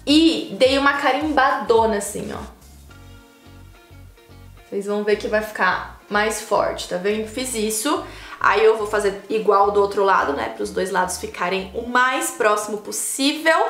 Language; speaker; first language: Portuguese; native; Portuguese